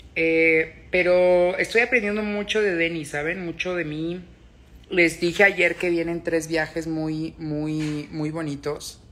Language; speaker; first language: Spanish; native; Spanish